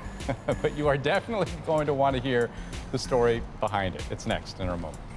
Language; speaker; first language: English; native; English